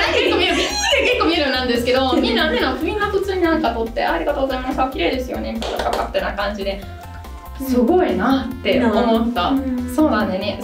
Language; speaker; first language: Japanese; non-native, fluent; Italian